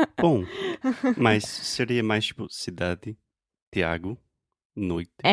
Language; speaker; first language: Portuguese; non-native, fluent; English